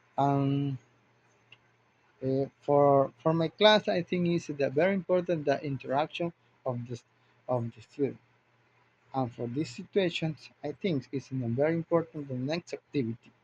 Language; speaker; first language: English; non-native, learner; Spanish